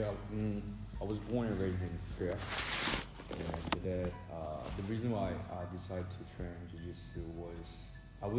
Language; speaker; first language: English; non-native, fluent; Korean